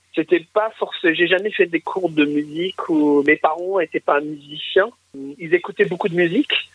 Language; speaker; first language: French; early bilingual, other home language; English